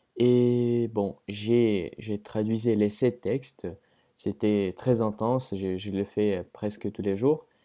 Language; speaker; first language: French; non-native, fluent; Russian